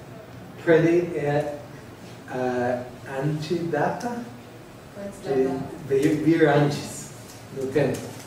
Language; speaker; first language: Portuguese; non-native, fluent; English